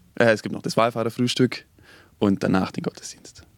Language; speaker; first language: German; native; German